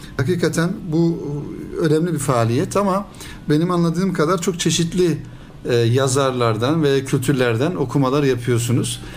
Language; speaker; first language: Turkish; native; Turkish